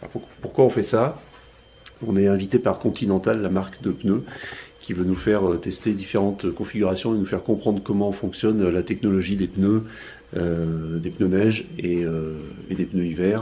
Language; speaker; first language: French; native; French